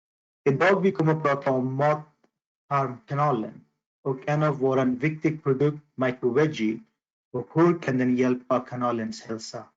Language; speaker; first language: Swedish; non-native, fluent; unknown